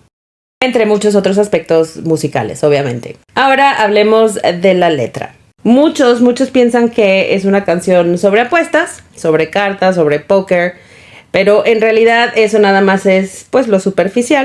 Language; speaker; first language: Spanish; native; Spanish